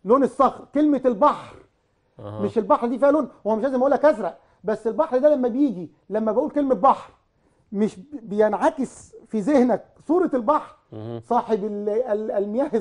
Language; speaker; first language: Arabic; native; Arabic